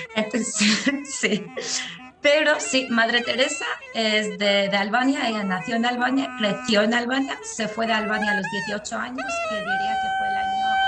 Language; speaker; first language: Spanish; non-native, fluent; Albanian